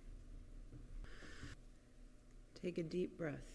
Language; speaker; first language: English; native; English